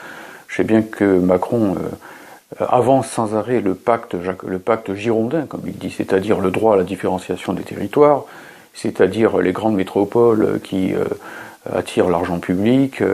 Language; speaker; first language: French; native; French